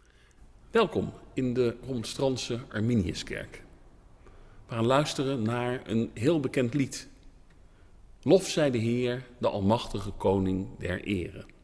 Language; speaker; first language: Dutch; native; Dutch